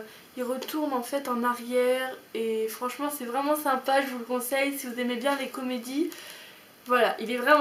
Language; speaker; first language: French; native; French